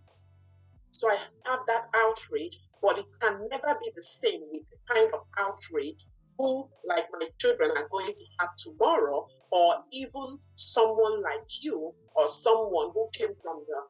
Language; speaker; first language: English; non-native, local second language; Igbo